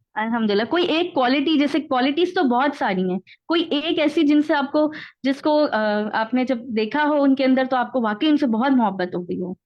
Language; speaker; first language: Urdu; native; Urdu